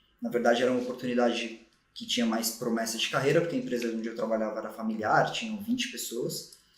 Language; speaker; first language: Portuguese; native; Portuguese